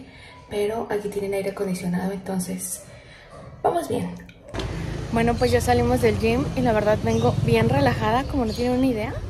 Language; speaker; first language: Spanish; native; Spanish